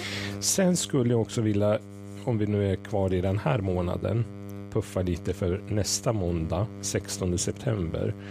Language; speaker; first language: Swedish; native; Swedish